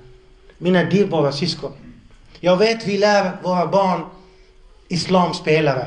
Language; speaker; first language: Swedish; non-native, local second language; Arabic